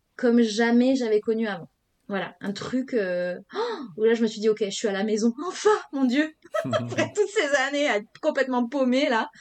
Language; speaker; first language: French; native; French